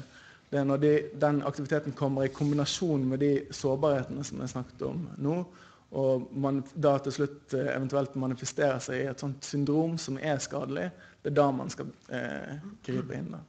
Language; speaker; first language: Norwegian; native; Norwegian